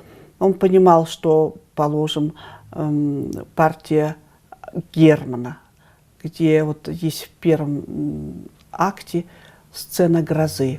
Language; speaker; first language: Russian; native; Russian